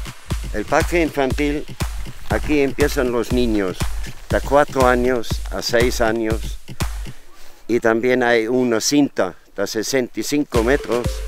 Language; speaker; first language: Spanish; non-native, fluent; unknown